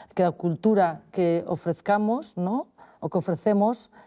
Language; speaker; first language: Spanish; native; Spanish